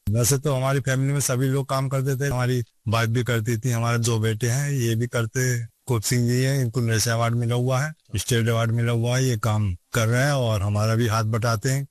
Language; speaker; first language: Hindi; native; Hindi